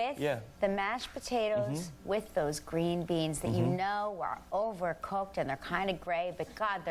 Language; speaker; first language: English; native; English